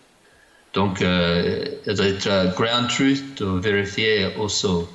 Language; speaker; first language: French; non-native, learner; English